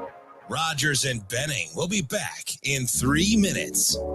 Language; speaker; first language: English; native; English